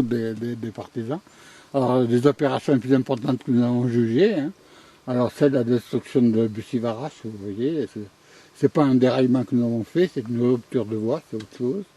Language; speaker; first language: French; native; French